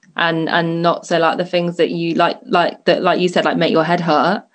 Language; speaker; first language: English; native; English